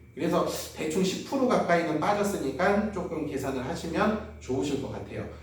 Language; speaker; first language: Korean; native; Korean